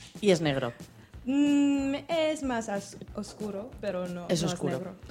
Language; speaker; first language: Spanish; non-native, learner; English